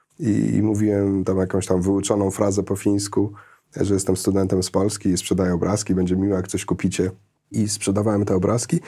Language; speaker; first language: Polish; early bilingual, heritage; Polish